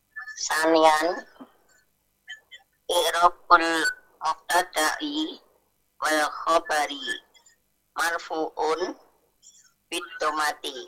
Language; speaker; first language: Arabic; non-native, learner; Indonesian